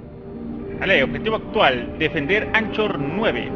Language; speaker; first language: Spanish; native; Spanish